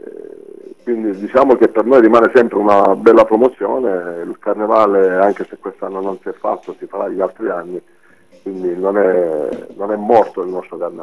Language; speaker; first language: Italian; native; Italian